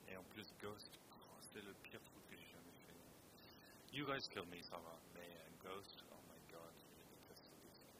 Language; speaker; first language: French; non-native, fluent; English